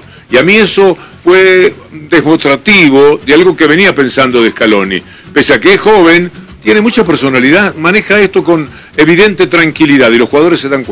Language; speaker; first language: Spanish; native; Spanish